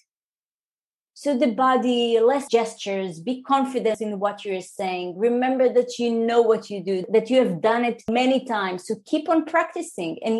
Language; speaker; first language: English; non-native, fluent; Hebrew